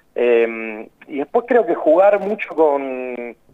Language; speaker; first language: Spanish; native; Spanish